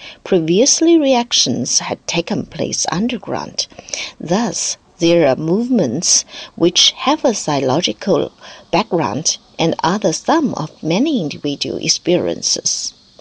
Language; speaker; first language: English; non-native, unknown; Chinese